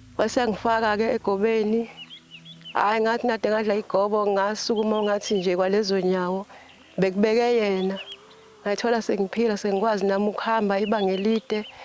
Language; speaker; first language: Zulu; native; Zulu